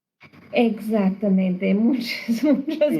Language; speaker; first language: Spanish; non-native, learner; English